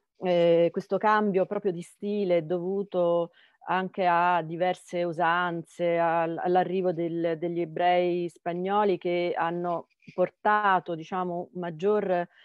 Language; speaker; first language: Italian; native; Italian